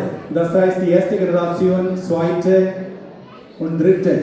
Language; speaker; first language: German; non-native, fluent; Malayalam